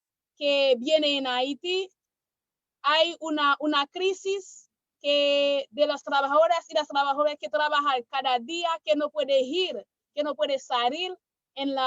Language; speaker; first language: Spanish; non-native, learner; Haitian Creole